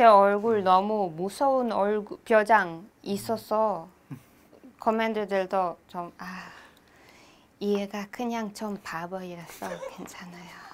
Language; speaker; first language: Korean; non-native, learner; Hebrew